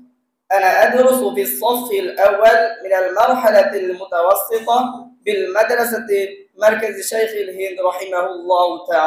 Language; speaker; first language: Arabic; non-native, learner; Bangla